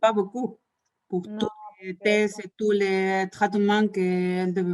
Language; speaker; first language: French; non-native, fluent; Spanish